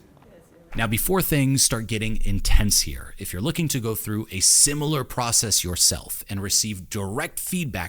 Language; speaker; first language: English; non-native, fluent; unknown